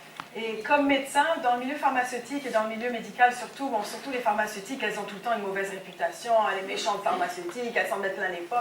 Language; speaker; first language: French; native; French